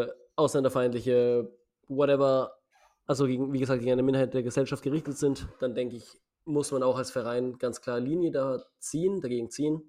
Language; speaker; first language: German; native; German